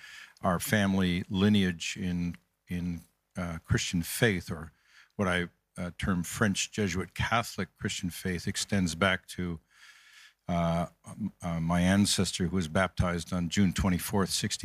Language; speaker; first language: English; native; English